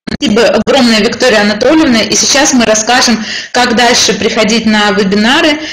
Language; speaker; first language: Russian; native; Russian